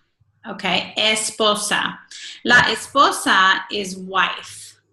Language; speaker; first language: Spanish; non-native, fluent; English